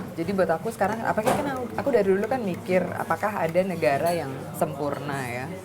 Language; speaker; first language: Indonesian; native; Indonesian